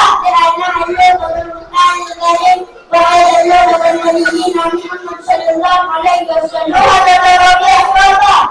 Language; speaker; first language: Arabic; non-native, learner; Swahili